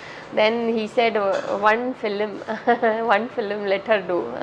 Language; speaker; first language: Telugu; non-native, local second language; Tamil